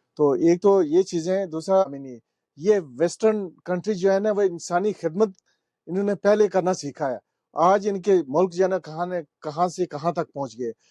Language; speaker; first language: Urdu; non-native, local second language; Pahari-Potwari